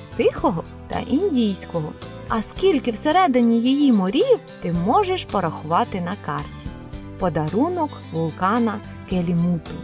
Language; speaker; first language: Ukrainian; native; Ukrainian